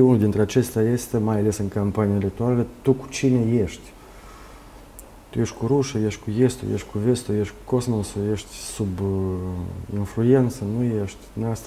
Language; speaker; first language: Romanian; native; Romanian